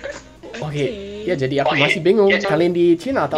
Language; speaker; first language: Indonesian; non-native, fluent; English